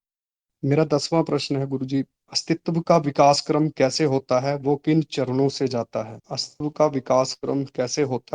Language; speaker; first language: Hindi; native; Hindi